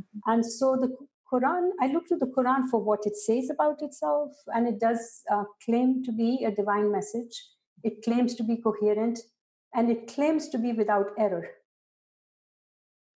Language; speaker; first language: English; non-native, local second language; Urdu